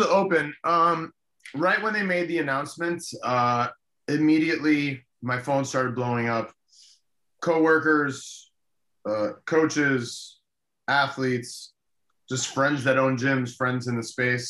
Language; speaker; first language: English; early bilingual, other home language; Spanish